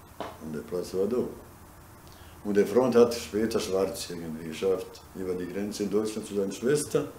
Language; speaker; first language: German; non-native, learner; Bosnian